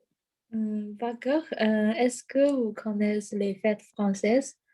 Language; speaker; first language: French; non-native, learner; Chinese